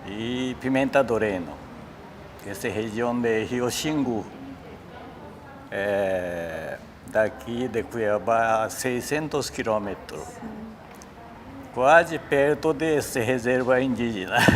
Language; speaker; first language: Portuguese; non-native, learner; Japanese